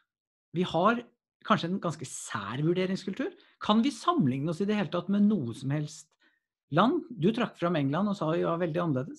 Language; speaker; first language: Norwegian; native; Norwegian